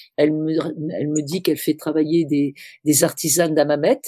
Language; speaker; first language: French; native; French